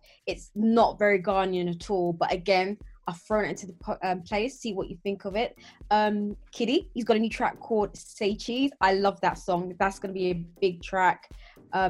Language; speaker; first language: English; native; English